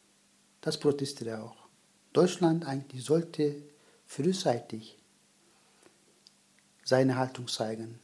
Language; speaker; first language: German; non-native, learner; Turkish